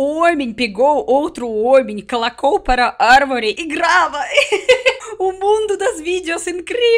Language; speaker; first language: Portuguese; non-native, learner; Russian